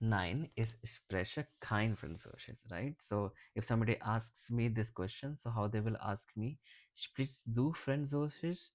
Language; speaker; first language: German; non-native, fluent; English